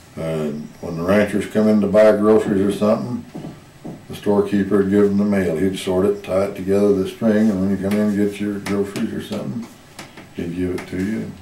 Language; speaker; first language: English; native; English